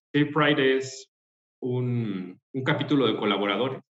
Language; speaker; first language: Spanish; native; Spanish